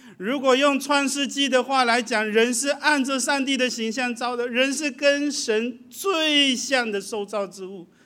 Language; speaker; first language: Chinese; early bilingual, heritage; Chinese